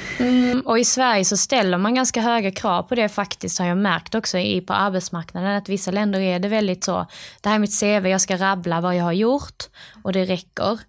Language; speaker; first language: Swedish; native; Swedish